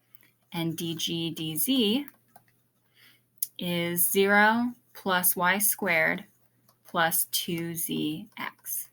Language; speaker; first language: English; native; English